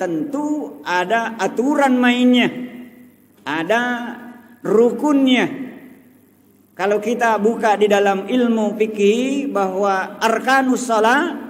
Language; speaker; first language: Indonesian; non-native, local second language; Buginese